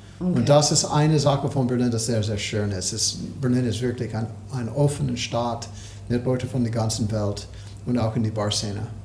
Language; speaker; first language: German; non-native, learner; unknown